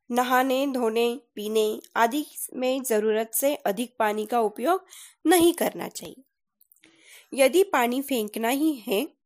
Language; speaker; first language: Hindi; non-native, local second language; Marathi